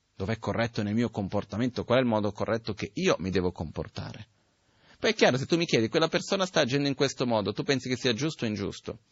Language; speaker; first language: Italian; non-native, fluent; Portuguese